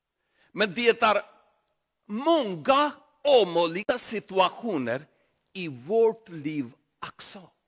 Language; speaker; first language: Swedish; non-native, learner; Urdu